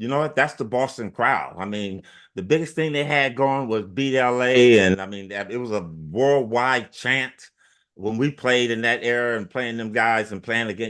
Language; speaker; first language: English; native; English